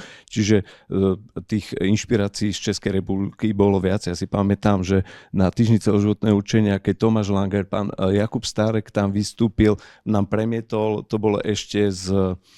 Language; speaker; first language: Slovak; native; Slovak